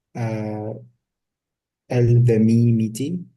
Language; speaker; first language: Arabic; non-native, learner; English